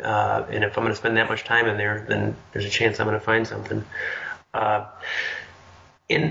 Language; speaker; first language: English; native; English